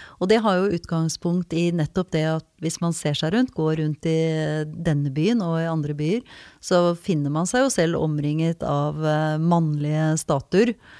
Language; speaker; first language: Norwegian; native; Norwegian